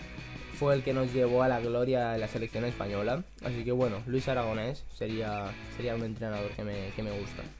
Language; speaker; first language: Spanish; native; Spanish